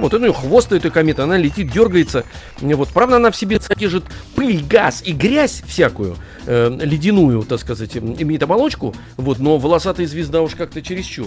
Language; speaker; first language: Russian; native; Russian